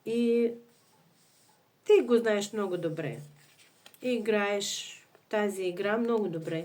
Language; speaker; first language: Bulgarian; non-native, fluent; Russian